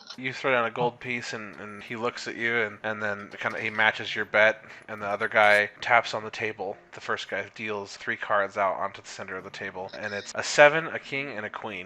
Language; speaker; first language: English; native; English